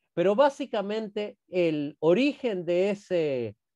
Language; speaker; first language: Spanish; native; Spanish